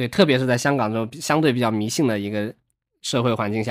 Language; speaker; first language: Chinese; native; Chinese